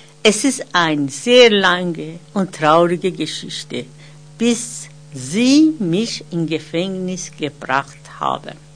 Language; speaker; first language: German; non-native, fluent; Persian